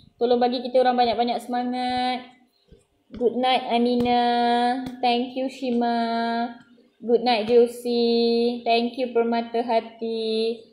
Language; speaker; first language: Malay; non-native, local second language; Tamil